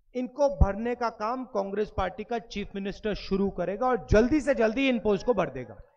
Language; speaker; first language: Hindi; native; Hindi